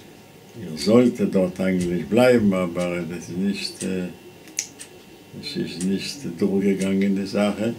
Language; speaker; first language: German; non-native, fluent; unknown